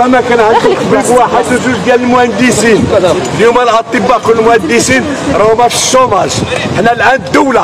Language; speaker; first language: Arabic; native; Arabic